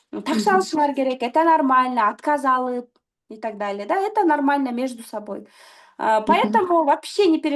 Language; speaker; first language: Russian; non-native, local second language; Kyrgyz